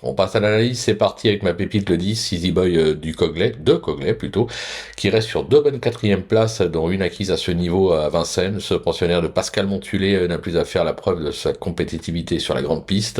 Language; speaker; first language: French; native; French